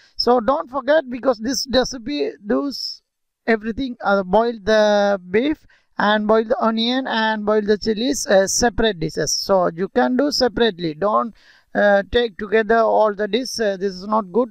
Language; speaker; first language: English; non-native, local second language; Tamil